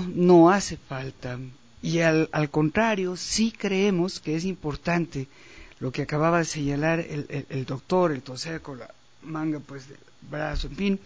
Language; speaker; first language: Spanish; native; Spanish